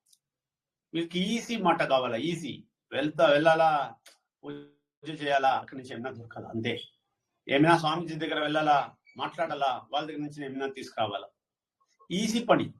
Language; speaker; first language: Telugu; non-native, learner; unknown